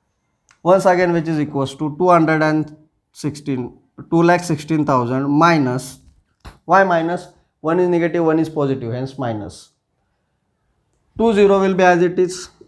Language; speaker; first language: English; non-native, local second language; Marathi